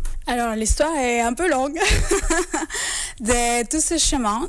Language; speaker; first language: French; non-native, fluent; Spanish